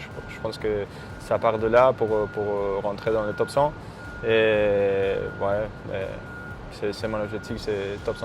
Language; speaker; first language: French; native; French